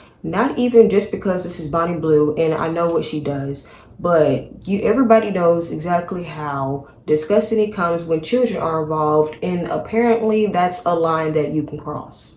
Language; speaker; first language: English; native; English